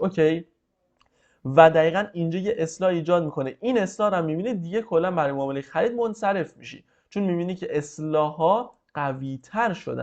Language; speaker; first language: Persian; native; Persian